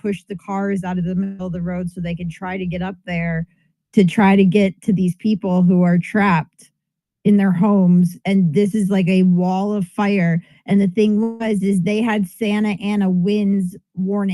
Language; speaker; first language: English; native; English